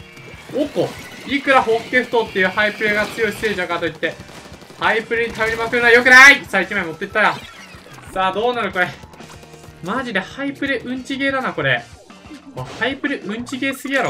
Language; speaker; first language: Japanese; native; Japanese